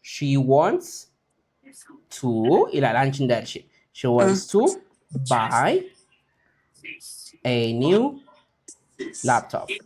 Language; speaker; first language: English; non-native, fluent; Amharic